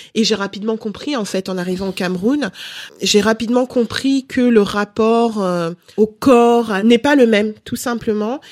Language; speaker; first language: French; early bilingual, other home language; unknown